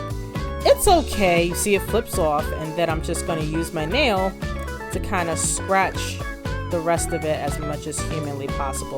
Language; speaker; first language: English; native; English